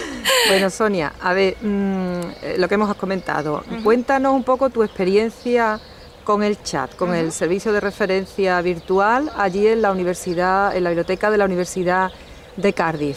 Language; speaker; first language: Spanish; native; Spanish